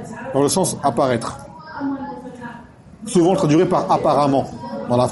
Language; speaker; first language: French; native; French